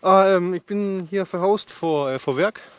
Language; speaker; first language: Dutch; non-native, learner; German